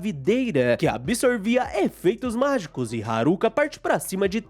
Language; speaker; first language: Portuguese; native; Portuguese